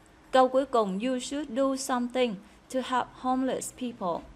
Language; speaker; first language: English; non-native, fluent; Vietnamese